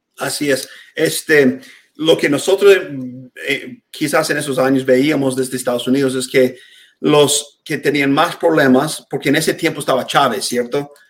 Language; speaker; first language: Spanish; non-native, fluent; English